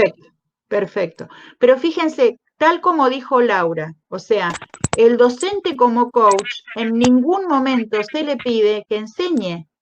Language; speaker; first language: Spanish; native; Spanish